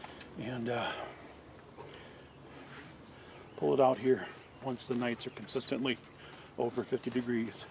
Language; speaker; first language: English; native; English